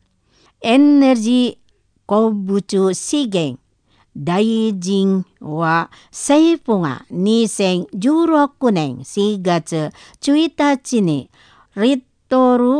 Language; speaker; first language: Japanese; non-native, learner; Indonesian